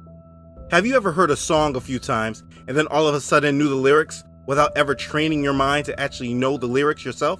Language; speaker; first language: English; native; English